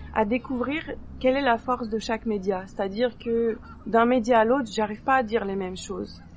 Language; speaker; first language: French; native; French